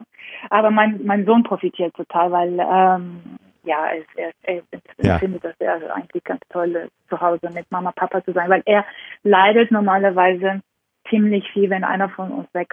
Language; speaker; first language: German; non-native, fluent; Georgian